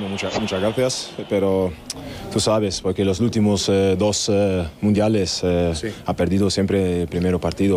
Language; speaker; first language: Spanish; non-native, learner; German